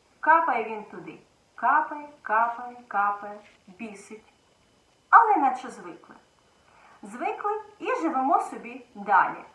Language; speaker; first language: Ukrainian; native; Ukrainian